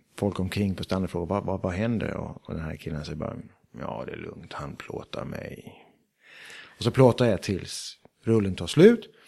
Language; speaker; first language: Swedish; early bilingual, heritage; Danish